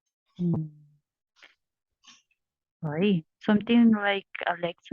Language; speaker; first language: English; non-native, learner; Spanish